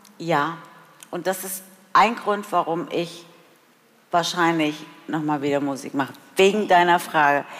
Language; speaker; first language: German; early bilingual, other home language; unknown